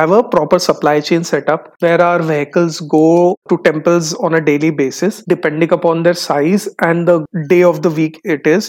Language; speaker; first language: English; non-native, local second language; Hindi